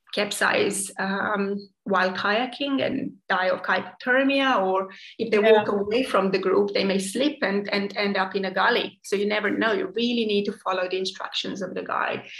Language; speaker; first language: English; non-native, fluent; Serbian